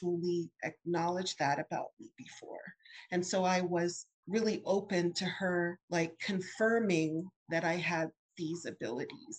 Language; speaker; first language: English; native; English